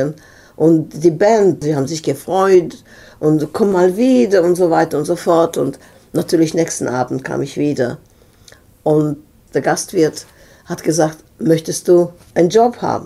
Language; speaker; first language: German; non-native, fluent; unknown